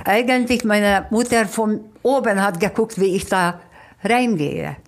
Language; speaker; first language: German; non-native, fluent; Hungarian